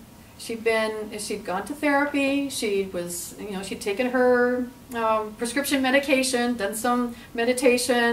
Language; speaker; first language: English; native; English